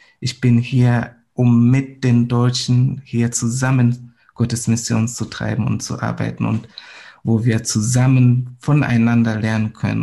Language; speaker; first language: German; non-native, fluent; Swahili